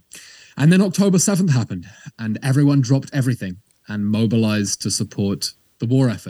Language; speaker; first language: English; native; English